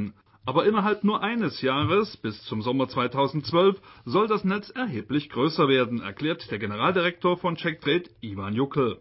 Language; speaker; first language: German; native; German